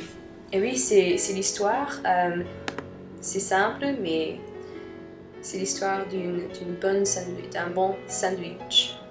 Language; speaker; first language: French; non-native, learner; English